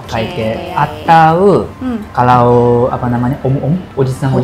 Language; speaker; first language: Indonesian; non-native, learner; Japanese